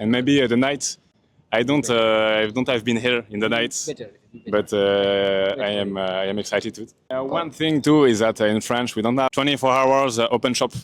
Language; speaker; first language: English; non-native, learner; French